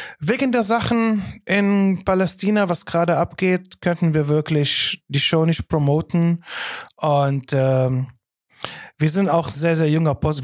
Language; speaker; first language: German; non-native, fluent; Arabic